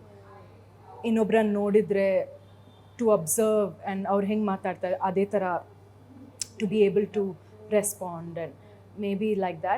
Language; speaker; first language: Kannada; non-native, local second language; Malayalam